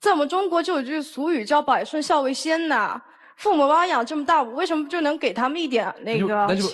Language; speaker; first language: Chinese; native; Chinese